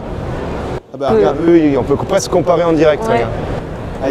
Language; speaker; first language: French; native; French